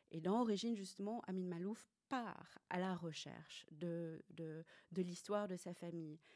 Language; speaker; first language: French; native; French